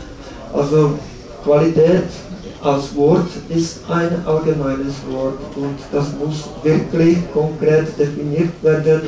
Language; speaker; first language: German; non-native, learner; Czech